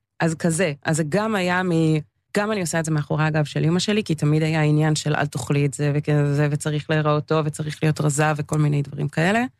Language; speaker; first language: Hebrew; early bilingual, other home language; English